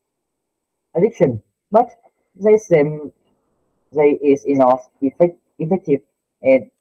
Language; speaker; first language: English; non-native, learner; Vietnamese